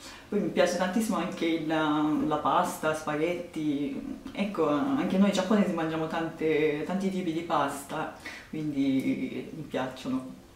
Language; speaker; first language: Italian; non-native, fluent; Japanese